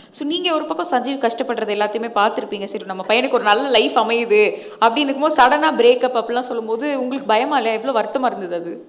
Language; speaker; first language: Tamil; native; Tamil